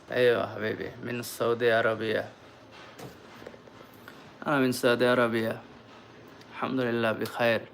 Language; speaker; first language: Arabic; non-native, learner; Bangla